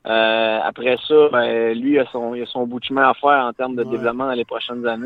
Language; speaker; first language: French; native; French